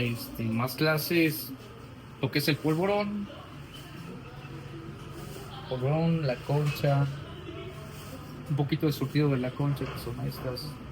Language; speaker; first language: Spanish; native; Spanish